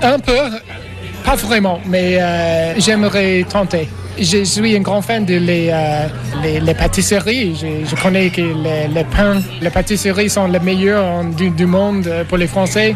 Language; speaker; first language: French; non-native, learner; English